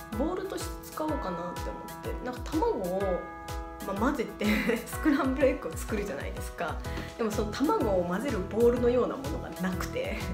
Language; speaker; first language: Japanese; native; Japanese